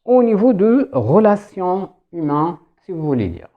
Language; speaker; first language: French; non-native, local second language; Arabic